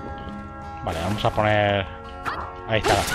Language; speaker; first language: Spanish; native; Spanish